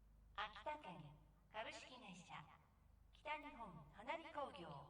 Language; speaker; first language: Japanese; native; Japanese